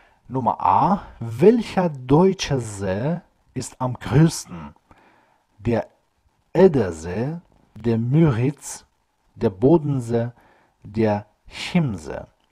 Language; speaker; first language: German; non-native, fluent; Persian